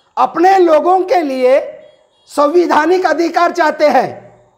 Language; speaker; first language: Hindi; non-native, local second language; Marathi